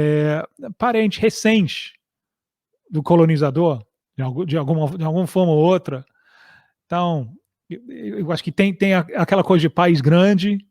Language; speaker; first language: Portuguese; non-native, fluent; English